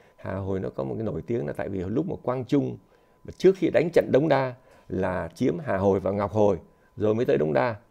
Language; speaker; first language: Vietnamese; native; Vietnamese